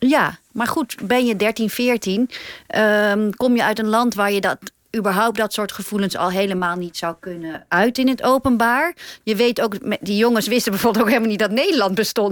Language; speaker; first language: Dutch; native; Dutch